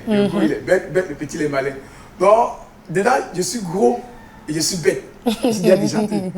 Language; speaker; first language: French; non-native, local second language; Ghomala